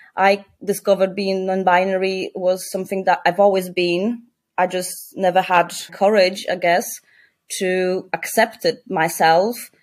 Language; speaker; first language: English; non-native, fluent; Polish